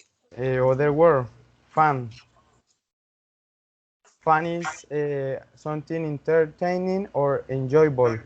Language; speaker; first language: English; non-native, learner; Spanish